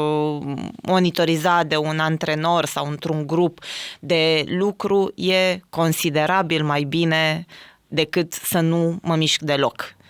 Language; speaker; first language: Romanian; native; Romanian